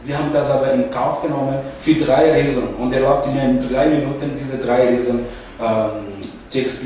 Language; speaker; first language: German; non-native, fluent; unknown